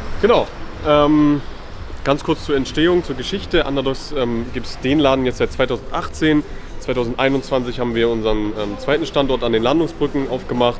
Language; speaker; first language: German; native; German